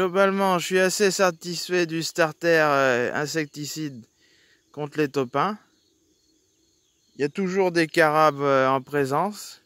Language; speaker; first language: French; native; French